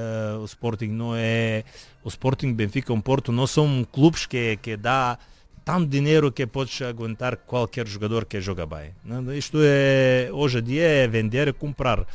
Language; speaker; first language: Portuguese; non-native, fluent; Bulgarian